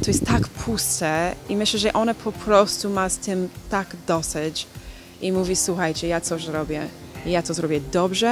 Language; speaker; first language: Polish; non-native, learner; English